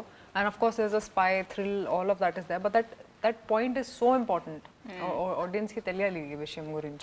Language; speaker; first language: Telugu; non-native, fluent; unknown